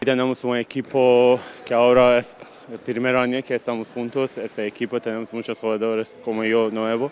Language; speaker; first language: Spanish; non-native, learner; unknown